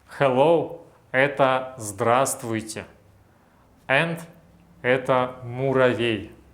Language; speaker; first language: Russian; native; Russian